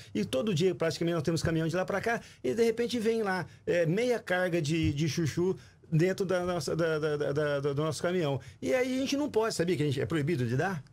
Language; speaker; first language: Portuguese; native; Portuguese